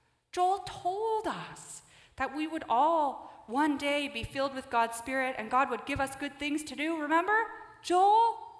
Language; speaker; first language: English; native; English